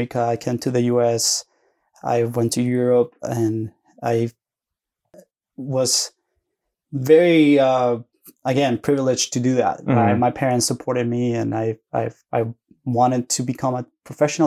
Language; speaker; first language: English; non-native, fluent; Spanish